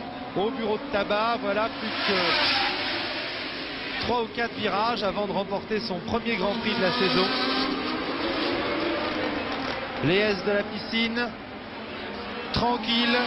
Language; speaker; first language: French; native; French